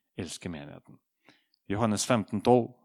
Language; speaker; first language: Norwegian; non-native, fluent; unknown